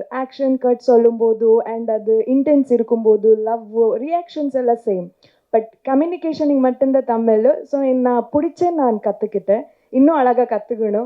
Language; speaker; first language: Tamil; non-native, learner; Kannada